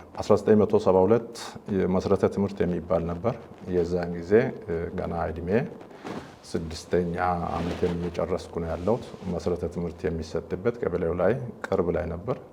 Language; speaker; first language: Amharic; non-native, local second language; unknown